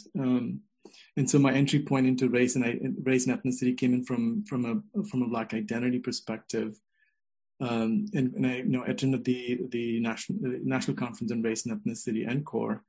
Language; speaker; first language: English; non-native, local second language; Telugu